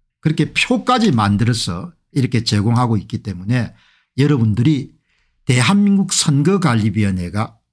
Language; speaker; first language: Korean; native; Korean